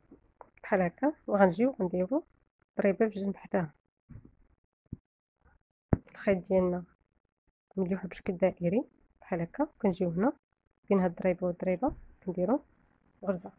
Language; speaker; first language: Arabic; native; Arabic